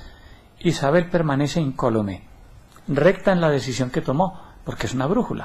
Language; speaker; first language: Spanish; native; Spanish